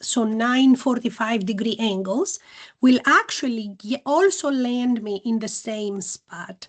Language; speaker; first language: English; non-native, fluent; Greek